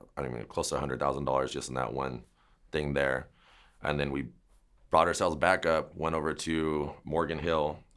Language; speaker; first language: English; native; English